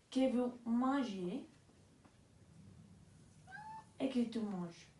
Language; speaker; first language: French; non-native, learner; Spanish